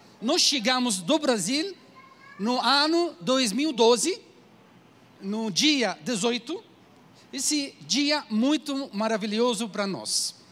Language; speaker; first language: Portuguese; non-native, learner; Arabic